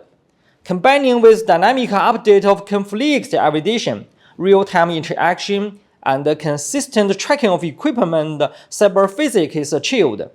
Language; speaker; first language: English; non-native, fluent; Chinese